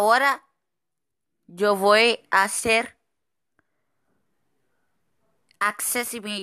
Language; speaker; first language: Spanish; non-native, fluent; Portuguese